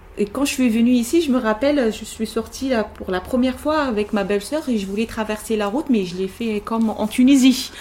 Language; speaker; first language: French; non-native, local second language; Arabic